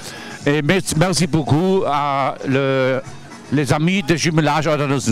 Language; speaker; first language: French; non-native, learner; German